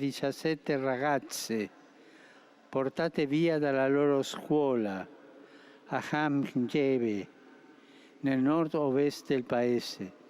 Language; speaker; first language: Italian; early bilingual, heritage; Spanish